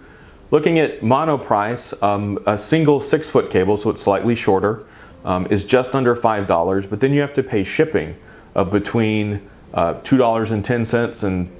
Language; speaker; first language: English; native; English